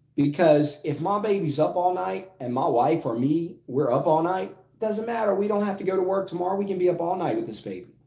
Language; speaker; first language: English; native; English